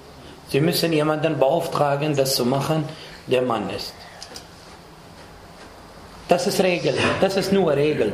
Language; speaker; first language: German; non-native, fluent; Arabic